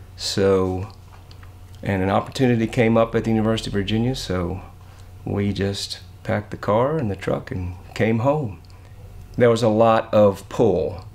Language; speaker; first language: English; native; English